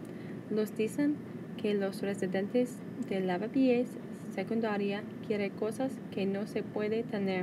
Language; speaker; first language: Spanish; non-native, learner; English